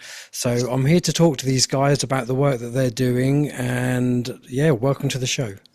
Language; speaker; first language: English; native; English